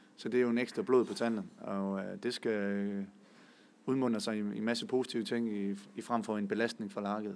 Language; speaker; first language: Danish; native; Danish